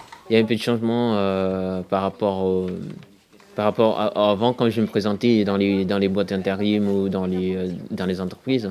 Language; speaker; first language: French; non-native, local second language; Comorian